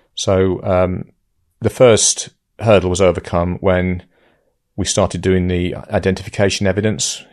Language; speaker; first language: English; native; English